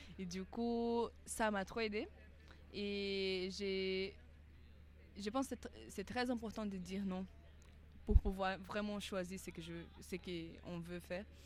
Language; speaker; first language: French; non-native, fluent; Portuguese